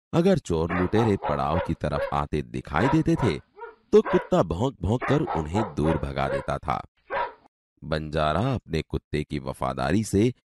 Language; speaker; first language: Hindi; non-native, local second language; Gujarati